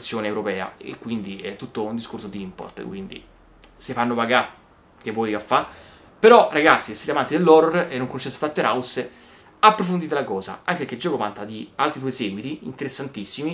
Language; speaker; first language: Italian; native; Italian